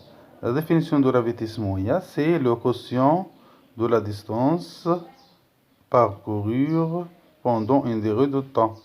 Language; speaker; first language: French; non-native, local second language; Arabic